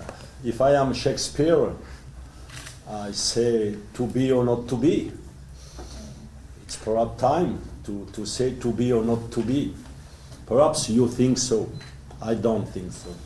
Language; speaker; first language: English; non-native, learner; French